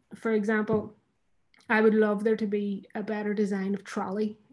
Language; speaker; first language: English; native; English